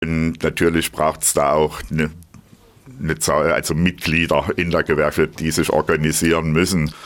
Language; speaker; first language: German; native; German